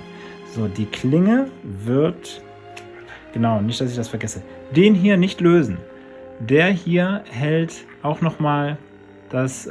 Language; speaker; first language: German; native; German